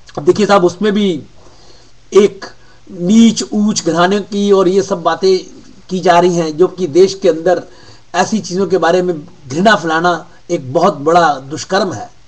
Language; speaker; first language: Hindi; native; Hindi